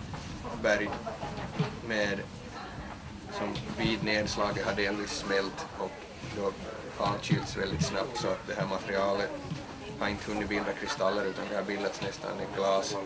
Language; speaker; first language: Swedish; native; Swedish